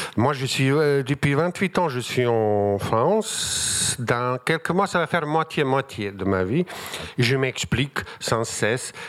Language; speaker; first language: French; non-native, fluent; Bosnian